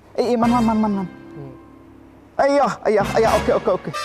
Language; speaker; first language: Chinese; non-native, learner; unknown